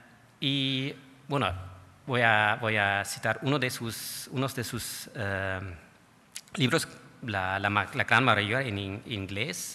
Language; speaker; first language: Spanish; non-native, fluent; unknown